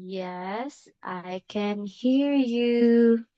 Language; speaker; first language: English; non-native, learner; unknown